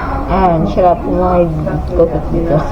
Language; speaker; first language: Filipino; non-native, learner; Czech